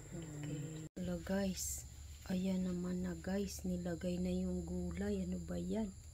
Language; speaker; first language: Filipino; non-native, local second language; Cebuano